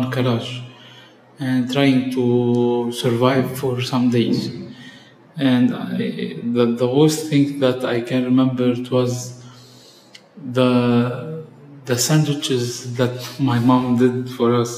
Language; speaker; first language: English; non-native, fluent; Arabic